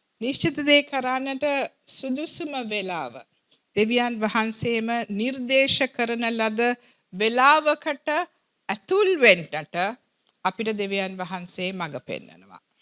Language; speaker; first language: Sinhala; native; Sinhala